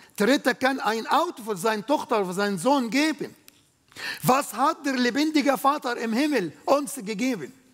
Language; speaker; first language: German; non-native, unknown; Arabic